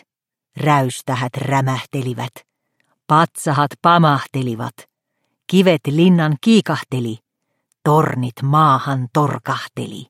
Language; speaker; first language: Finnish; native; Finnish